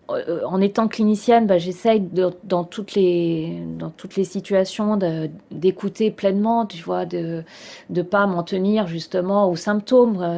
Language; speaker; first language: French; native; French